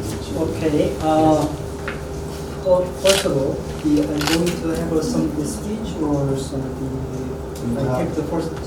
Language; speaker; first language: English; non-native, fluent; Korean